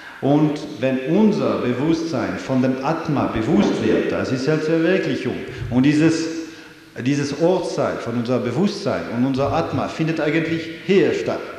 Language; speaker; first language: German; non-native, fluent; French